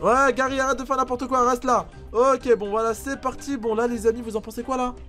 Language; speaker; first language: French; native; French